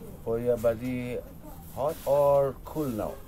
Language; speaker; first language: English; non-native, learner; Balinese